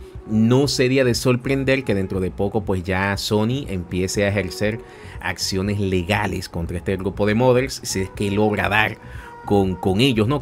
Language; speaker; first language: Spanish; native; Spanish